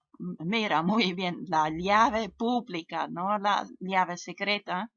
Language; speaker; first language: Spanish; non-native, fluent; German